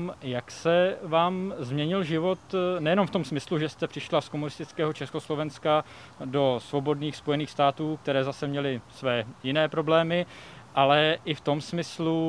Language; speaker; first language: Czech; native; Czech